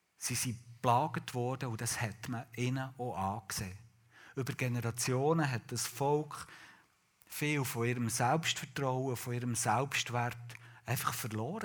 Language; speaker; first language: German; native; German